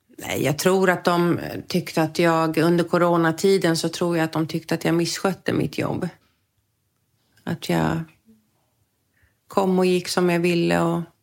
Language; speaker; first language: Swedish; native; Swedish